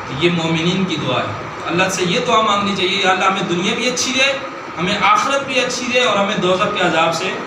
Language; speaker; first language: Urdu; non-native, local second language; Northern Hindko